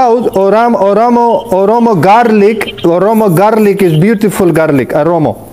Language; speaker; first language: English; non-native, learner; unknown